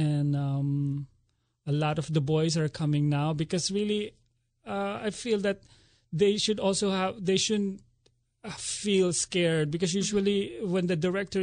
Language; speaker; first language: English; non-native, local second language; Filipino